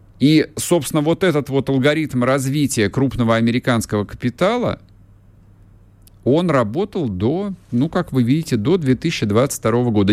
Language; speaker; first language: Russian; native; Russian